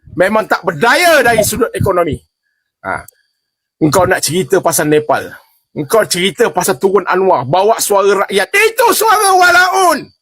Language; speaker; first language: Malay; native; Malay